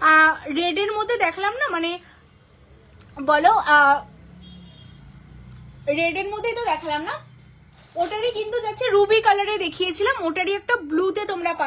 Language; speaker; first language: Bangla; native; Bangla